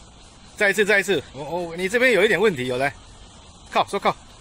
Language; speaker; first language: Chinese; native; Chinese